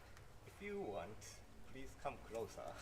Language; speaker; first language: English; non-native, learner; Japanese